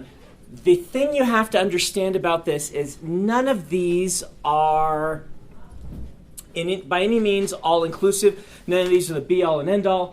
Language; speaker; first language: English; native; English